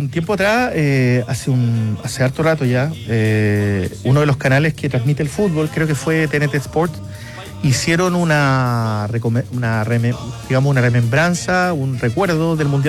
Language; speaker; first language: Spanish; native; Spanish